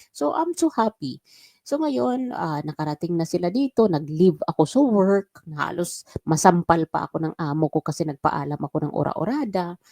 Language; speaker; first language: Filipino; non-native, local second language; Waray